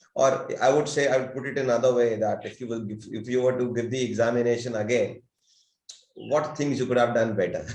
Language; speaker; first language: English; non-native, local second language; Hindi